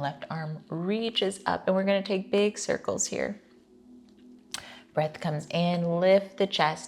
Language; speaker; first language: English; native; English